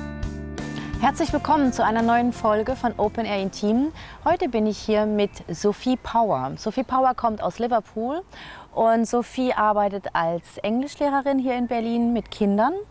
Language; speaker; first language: German; native; German